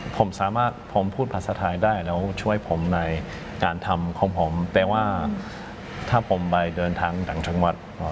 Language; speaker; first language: Thai; non-native, fluent; English